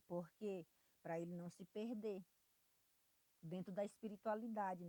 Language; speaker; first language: Portuguese; non-native, local second language; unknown